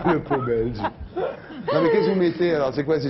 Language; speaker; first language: French; native; French